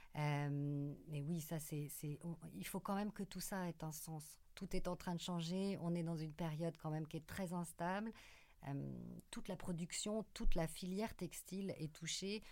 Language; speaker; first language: French; native; French